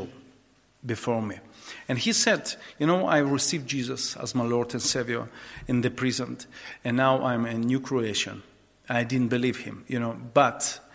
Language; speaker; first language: English; non-native, learner; Ukrainian